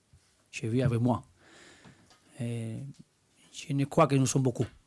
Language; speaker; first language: French; non-native, learner; Spanish